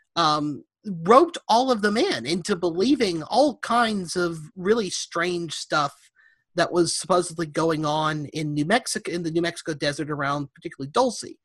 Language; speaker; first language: English; native; English